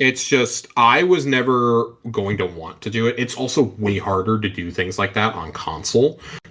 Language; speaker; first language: English; native; English